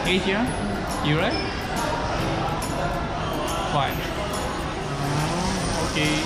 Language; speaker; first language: English; non-native, learner; Japanese